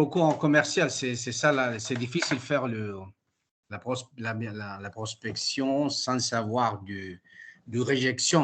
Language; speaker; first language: French; non-native, fluent; Italian